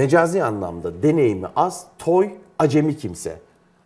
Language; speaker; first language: Turkish; native; Turkish